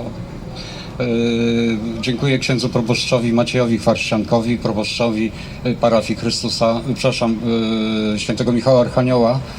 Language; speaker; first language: Polish; native; Polish